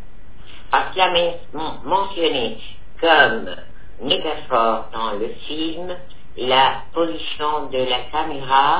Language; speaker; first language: French; non-native, fluent; Spanish